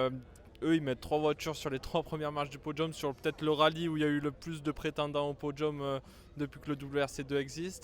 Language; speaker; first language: French; native; French